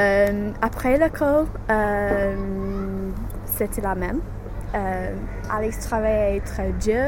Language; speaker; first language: French; non-native, learner; English